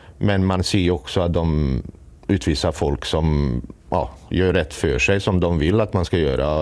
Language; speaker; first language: Swedish; non-native, fluent; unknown